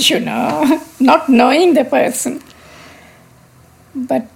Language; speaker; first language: English; non-native, local second language; Punjabi